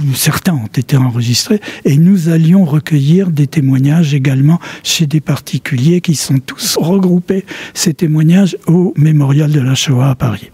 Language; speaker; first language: French; early bilingual, other home language; Polish